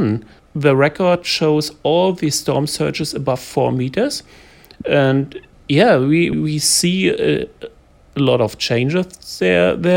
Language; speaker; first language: English; non-native, fluent; German